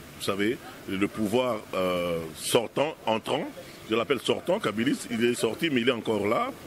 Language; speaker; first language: French; non-native, local second language; Lingala